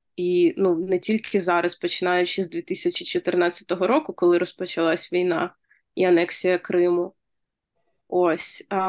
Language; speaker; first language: Ukrainian; native; Ukrainian